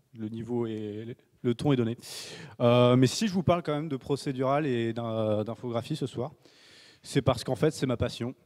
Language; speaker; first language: French; native; French